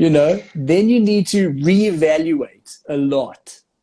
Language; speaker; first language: English; native; English